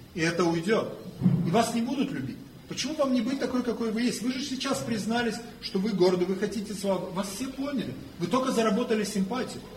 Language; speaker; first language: Russian; non-native, fluent; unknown